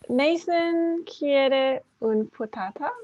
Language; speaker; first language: Spanish; non-native, learner; English